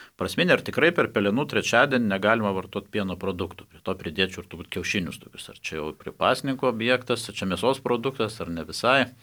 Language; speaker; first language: Lithuanian; native; Lithuanian